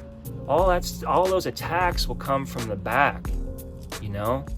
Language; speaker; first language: English; native; English